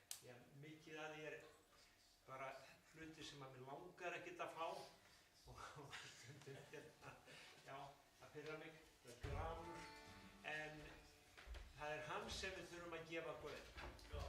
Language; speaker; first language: Icelandic; non-native, fluent; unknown